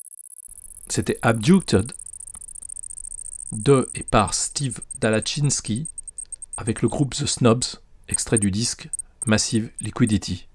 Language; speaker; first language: French; native; French